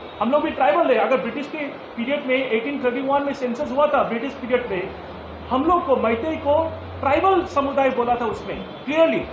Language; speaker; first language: Hindi; non-native, local second language; Manipuri